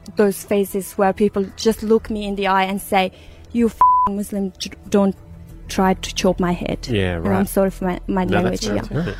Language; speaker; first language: English; non-native, fluent; Persian